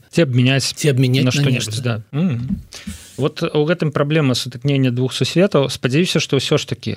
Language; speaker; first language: Belarusian; non-native, local second language; Russian